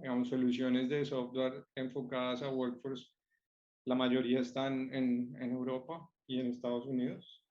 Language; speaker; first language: Spanish; native; Spanish